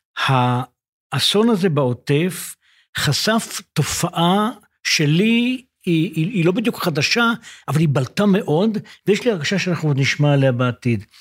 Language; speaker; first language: Hebrew; native; Hebrew